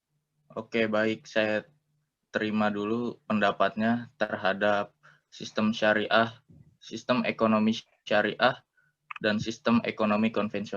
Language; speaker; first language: Indonesian; native; Indonesian